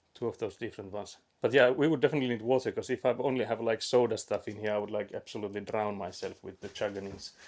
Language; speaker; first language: English; non-native, fluent; Finnish